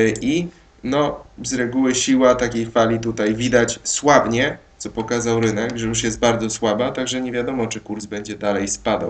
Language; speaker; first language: Polish; native; Polish